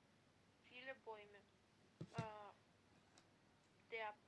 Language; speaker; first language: German; non-native, learner; Macedonian